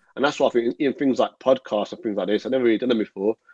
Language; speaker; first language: English; native; English